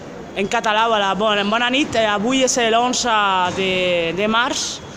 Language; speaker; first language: Catalan; non-native, local second language; Spanish